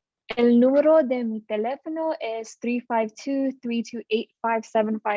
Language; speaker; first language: Spanish; non-native, learner; Filipino